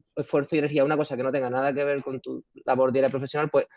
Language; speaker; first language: Spanish; native; Spanish